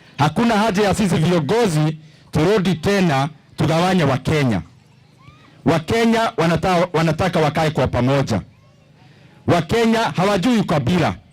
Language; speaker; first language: Swahili; non-native, local second language; Kikuyu